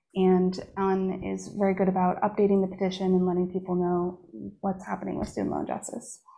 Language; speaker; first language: English; native; English